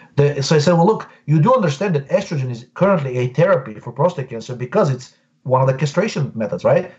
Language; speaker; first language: English; non-native, fluent; Bulgarian